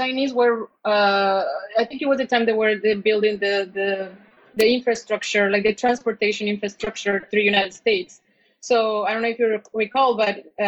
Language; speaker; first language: English; non-native, fluent; Spanish